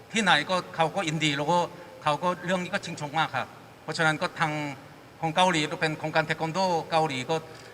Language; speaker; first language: Thai; non-native, fluent; Korean